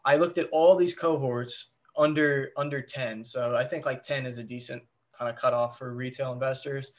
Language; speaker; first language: English; native; English